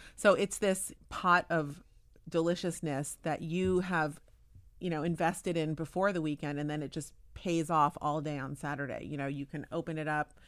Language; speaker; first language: English; native; English